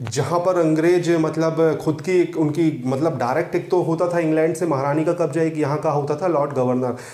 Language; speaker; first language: Hindi; native; Hindi